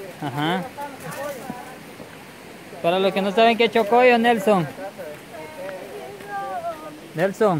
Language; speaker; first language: Spanish; native; Spanish